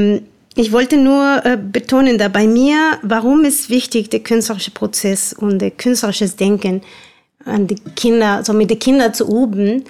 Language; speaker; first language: German; non-native, fluent; Spanish